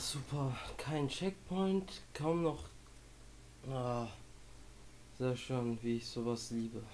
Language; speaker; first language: German; native; German